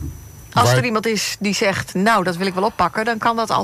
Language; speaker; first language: Dutch; native; Dutch